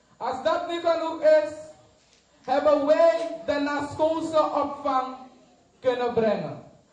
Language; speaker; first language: Dutch; native; Dutch